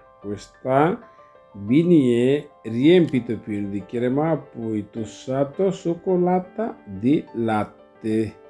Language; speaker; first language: Italian; non-native, learner; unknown